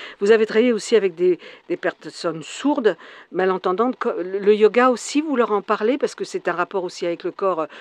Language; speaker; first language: French; native; French